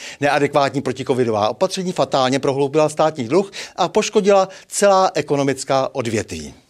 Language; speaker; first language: Czech; native; Czech